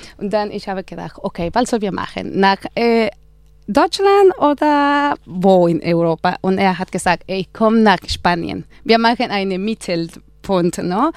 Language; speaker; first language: German; non-native, learner; Spanish